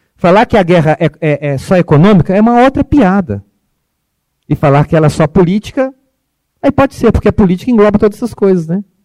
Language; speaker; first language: Portuguese; early bilingual, other home language; Arabic